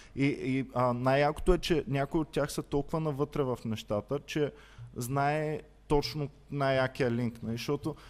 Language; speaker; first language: Bulgarian; native; Bulgarian